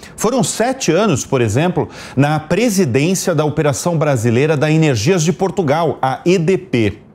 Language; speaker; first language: Portuguese; native; Portuguese